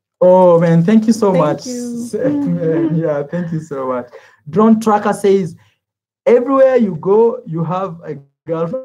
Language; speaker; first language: English; non-native, fluent; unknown